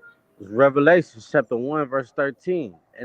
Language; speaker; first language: English; native; English